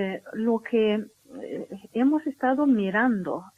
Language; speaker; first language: Spanish; non-native, fluent; Swedish